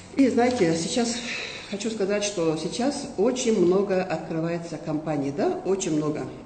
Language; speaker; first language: Russian; non-native, local second language; Kazakh